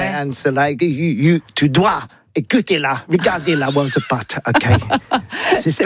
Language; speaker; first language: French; non-native, learner; English